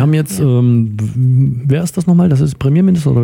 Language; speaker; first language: German; native; German